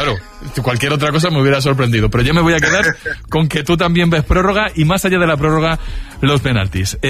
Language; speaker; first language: Spanish; native; Spanish